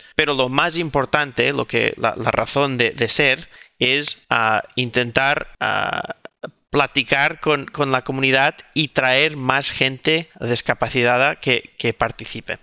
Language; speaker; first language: Spanish; non-native, local second language; Catalan